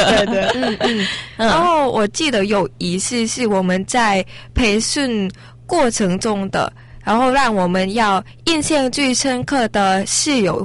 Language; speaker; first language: Chinese; non-native, learner; Thai